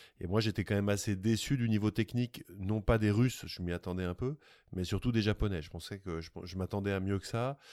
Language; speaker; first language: French; native; French